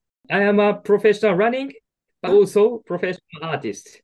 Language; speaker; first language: English; non-native, learner; Japanese